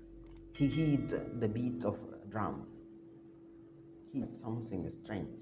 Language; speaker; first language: English; non-native, fluent; Arabic